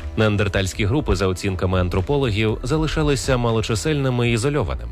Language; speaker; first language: Ukrainian; native; Ukrainian